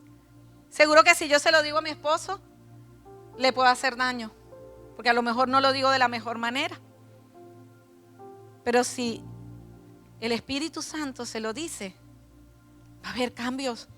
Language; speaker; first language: Spanish; native; Spanish